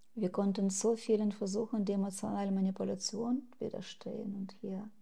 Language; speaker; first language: German; non-native, fluent; Russian